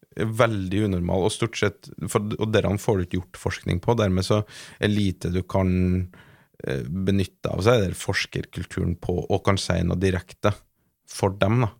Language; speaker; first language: Norwegian; native; Norwegian